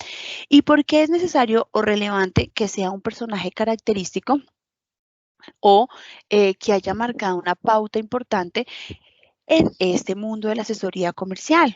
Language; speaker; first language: Spanish; native; Spanish